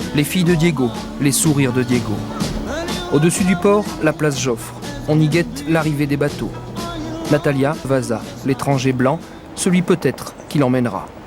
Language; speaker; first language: French; native; French